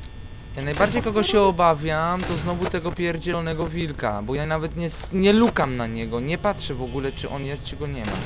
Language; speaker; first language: Polish; native; Polish